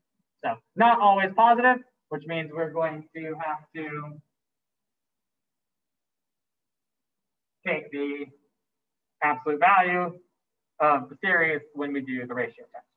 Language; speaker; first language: English; native; English